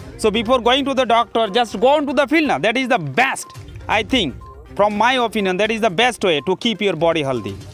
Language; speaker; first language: English; non-native, local second language; Bangla